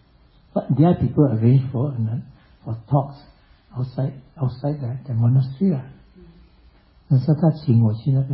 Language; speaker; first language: English; non-native, local second language; Chinese